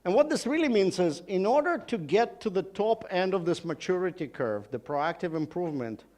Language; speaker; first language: English; non-native, fluent; Russian